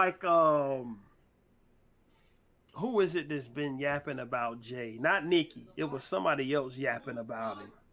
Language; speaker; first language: English; native; English